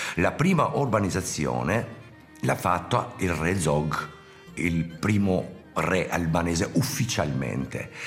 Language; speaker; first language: Italian; non-native, fluent; Albanian